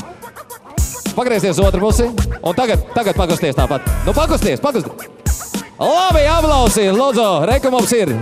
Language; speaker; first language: Latvian; native; Latvian